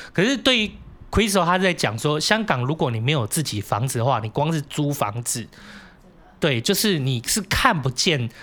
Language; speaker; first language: Chinese; native; Chinese